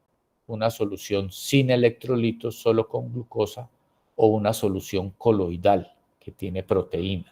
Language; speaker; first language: Spanish; native; Spanish